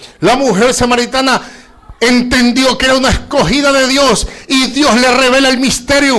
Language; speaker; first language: Spanish; native; Spanish